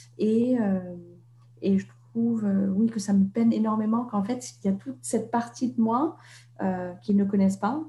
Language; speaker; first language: French; non-native, fluent; Vietnamese